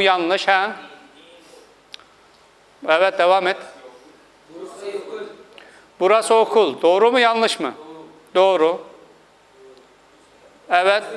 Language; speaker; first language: Turkish; non-native, fluent; Urdu